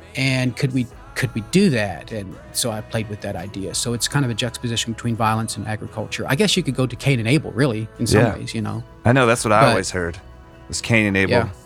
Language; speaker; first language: English; early bilingual, other home language; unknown